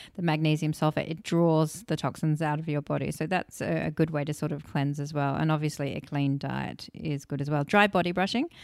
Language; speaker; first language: English; early bilingual, other home language; Hindi